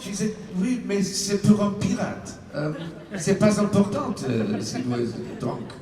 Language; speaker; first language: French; non-native, learner; English